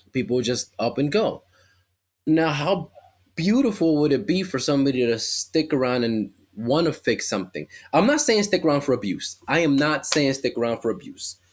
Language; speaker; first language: English; early bilingual, other home language; Spanish